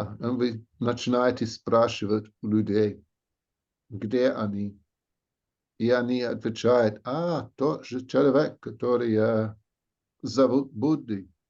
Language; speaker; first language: Russian; non-native, fluent; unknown